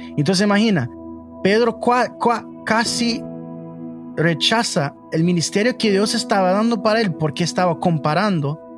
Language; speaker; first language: Spanish; non-native, learner; English